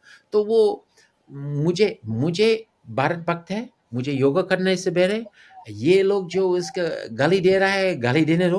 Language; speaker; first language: Hindi; non-native, fluent; English